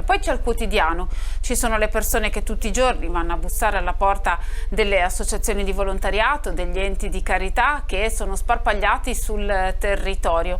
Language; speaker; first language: Italian; native; Italian